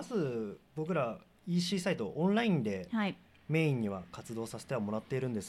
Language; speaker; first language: Japanese; native; Japanese